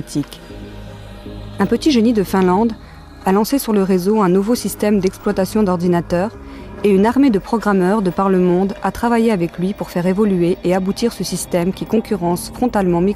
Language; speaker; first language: French; native; French